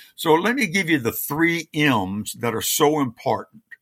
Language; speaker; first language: English; native; English